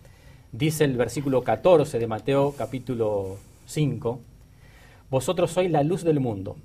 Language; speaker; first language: Spanish; native; Spanish